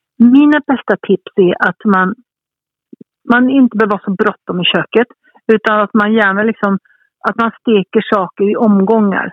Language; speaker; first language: Swedish; early bilingual, heritage; Swedish